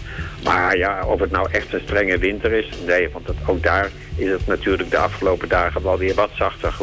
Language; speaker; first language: Dutch; native; Dutch